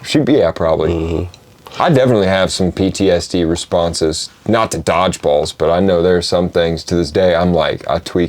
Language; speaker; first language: English; native; English